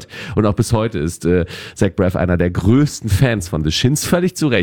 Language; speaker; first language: German; native; German